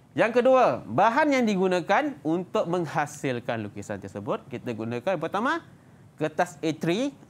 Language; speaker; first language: Malay; native; Malay